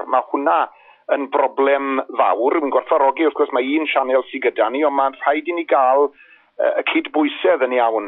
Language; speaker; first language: Welsh; native; Welsh